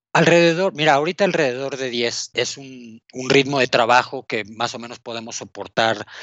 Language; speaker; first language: Spanish; native; Spanish